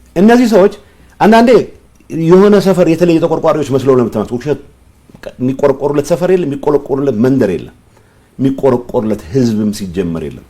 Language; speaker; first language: Amharic; non-native, local second language; Tigrinya